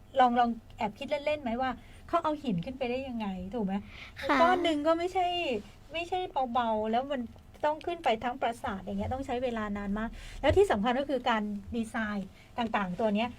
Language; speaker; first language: Thai; native; Thai